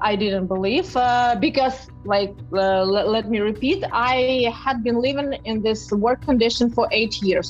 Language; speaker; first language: English; non-native, learner; Russian